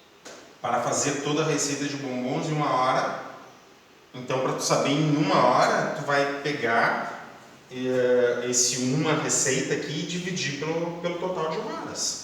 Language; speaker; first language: Portuguese; native; Portuguese